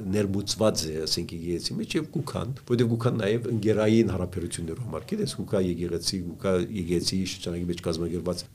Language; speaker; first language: Armenian; early bilingual, heritage; Arabic